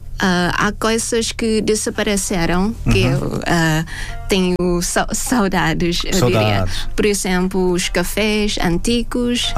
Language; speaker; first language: Portuguese; non-native, fluent; Thai